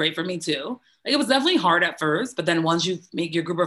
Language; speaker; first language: English; native; English